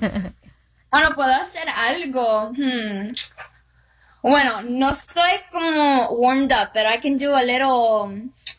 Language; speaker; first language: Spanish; early bilingual, heritage; Spanish